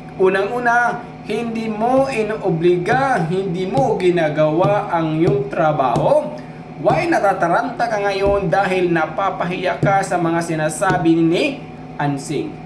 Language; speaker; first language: Filipino; non-native, local second language; Cebuano